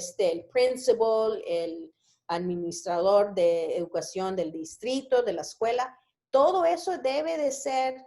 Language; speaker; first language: Spanish; early bilingual, heritage; Spanish